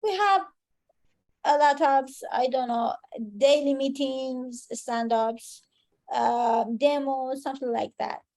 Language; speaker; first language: English; non-native, fluent; Persian